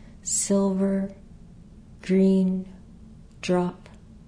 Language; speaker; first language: English; native; English